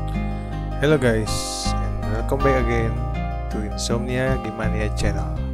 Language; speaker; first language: English; non-native, fluent; Indonesian